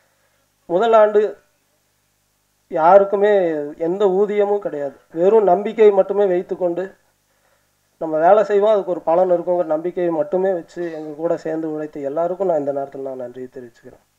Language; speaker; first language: Tamil; native; Tamil